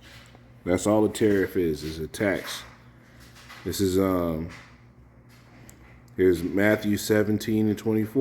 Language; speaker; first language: English; native; English